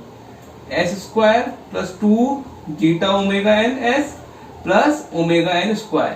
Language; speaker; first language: Hindi; native; Hindi